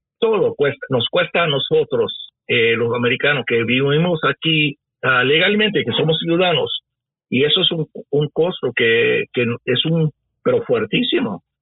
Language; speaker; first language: Spanish; early bilingual, heritage; Spanish